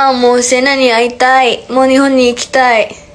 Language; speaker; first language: Japanese; non-native, learner; Filipino